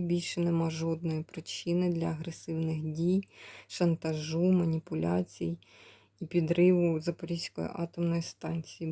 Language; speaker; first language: Ukrainian; native; Ukrainian